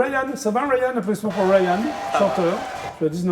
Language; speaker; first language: French; native; French